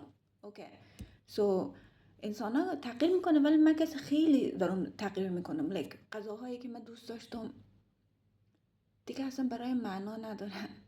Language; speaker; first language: Persian; early bilingual, heritage; Persian